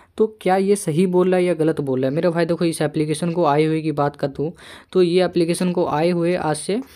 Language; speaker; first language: Hindi; native; Hindi